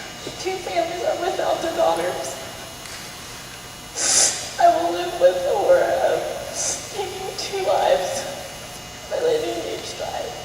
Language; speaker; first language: English; native; English